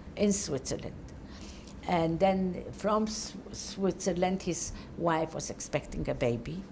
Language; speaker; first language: English; non-native, fluent; Polish